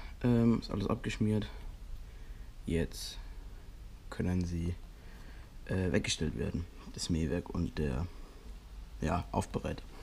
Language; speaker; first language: German; native; German